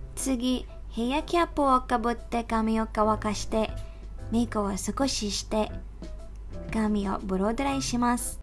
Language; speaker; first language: Japanese; non-native, fluent; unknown